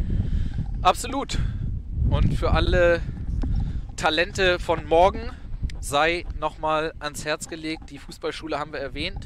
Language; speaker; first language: German; native; German